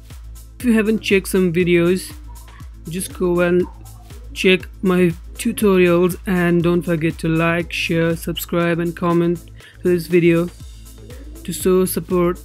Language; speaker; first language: English; non-native, local second language; Nepali